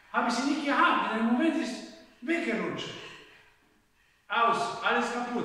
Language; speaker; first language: German; non-native, fluent; Spanish